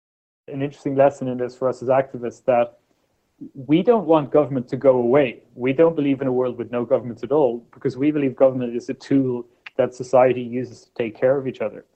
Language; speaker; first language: English; native; English